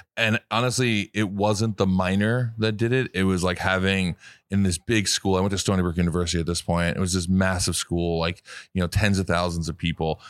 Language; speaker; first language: English; native; English